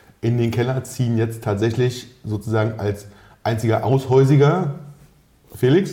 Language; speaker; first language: German; native; German